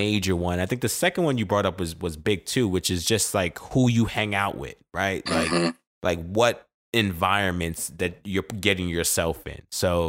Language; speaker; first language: English; native; English